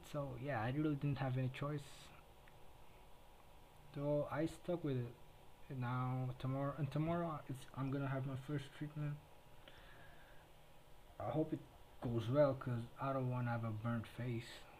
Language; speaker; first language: English; non-native, local second language; Filipino